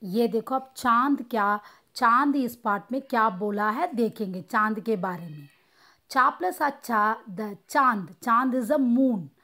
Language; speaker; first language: Hindi; non-native, local second language; Tamil